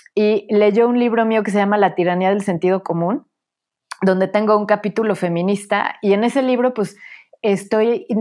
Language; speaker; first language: Spanish; native; Spanish